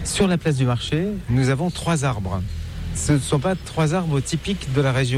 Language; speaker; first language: French; native; French